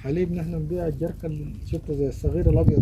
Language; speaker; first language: Arabic; native; Arabic